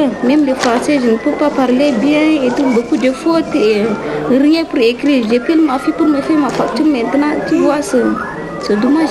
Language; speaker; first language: French; non-native, learner; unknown